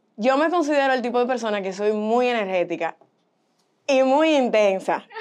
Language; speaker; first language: Spanish; early bilingual, heritage; Spanish